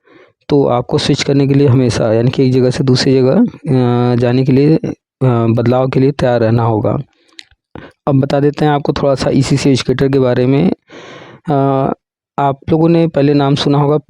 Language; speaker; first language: Hindi; native; Hindi